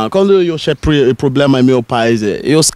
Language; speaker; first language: Italian; non-native, learner; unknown